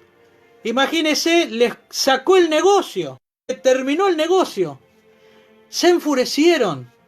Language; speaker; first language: Spanish; native; Spanish